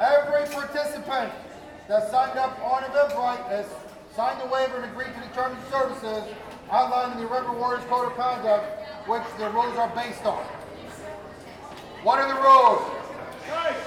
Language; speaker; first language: English; native; English